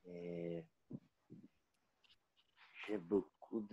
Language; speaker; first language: French; non-native, learner; Portuguese